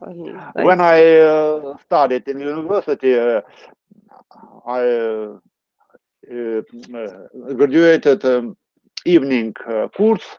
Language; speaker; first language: English; non-native, learner; Russian